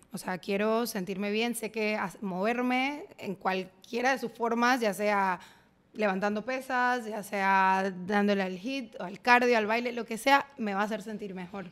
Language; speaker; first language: Spanish; native; Spanish